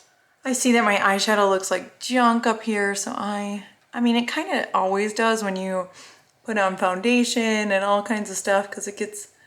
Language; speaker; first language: English; native; English